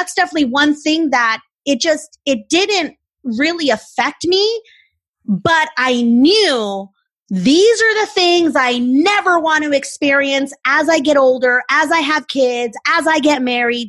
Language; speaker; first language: English; native; English